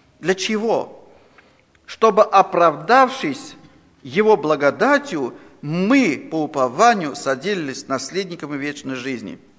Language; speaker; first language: Russian; non-native, local second language; Armenian